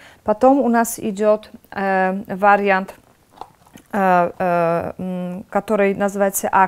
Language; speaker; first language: Russian; non-native, fluent; Polish